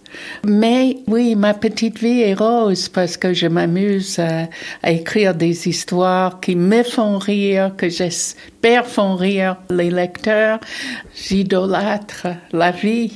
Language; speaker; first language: French; non-native, fluent; English